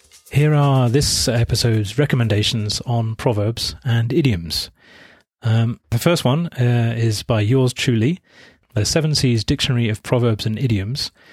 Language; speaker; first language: English; native; English